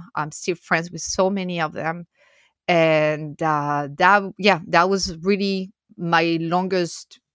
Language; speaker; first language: English; non-native, fluent; French